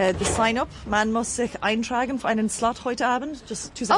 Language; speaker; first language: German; non-native, fluent; English